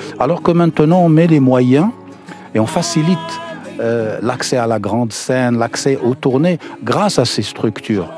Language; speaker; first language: French; non-native, local second language; Arabic